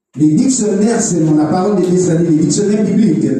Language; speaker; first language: French; non-native, local second language; Lingala